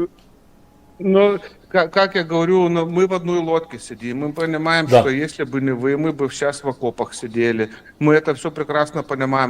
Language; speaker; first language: Russian; non-native, fluent; Lithuanian